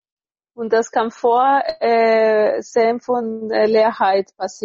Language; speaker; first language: German; non-native, fluent; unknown